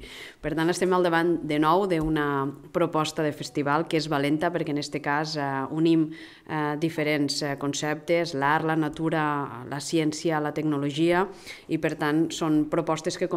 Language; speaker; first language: Catalan; native; Catalan